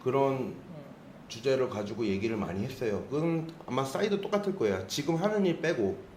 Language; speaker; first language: Korean; native; Korean